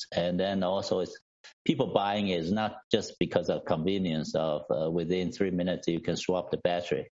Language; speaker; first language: English; non-native, fluent; Chinese